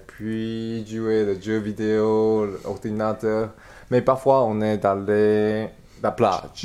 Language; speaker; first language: French; non-native, learner; Chinese